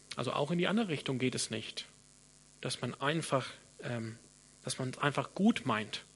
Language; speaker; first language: German; non-native, fluent; English